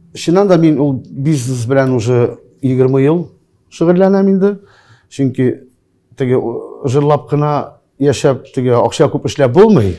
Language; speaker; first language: Tatar; non-native, local second language; Russian